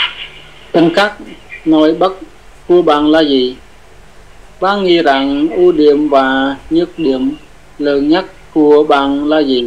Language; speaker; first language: Vietnamese; non-native, learner; Khmer